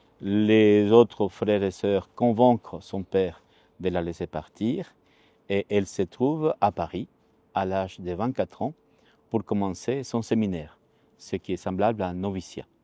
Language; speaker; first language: French; non-native, fluent; Spanish